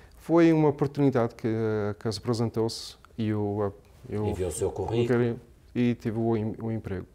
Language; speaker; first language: Portuguese; early bilingual, heritage; English